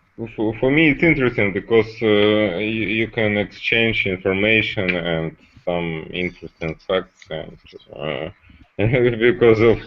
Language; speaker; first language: English; non-native, learner; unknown